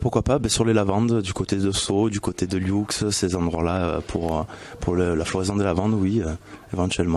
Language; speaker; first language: French; native; French